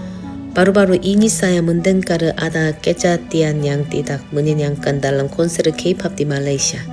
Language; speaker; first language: Indonesian; non-native, fluent; Korean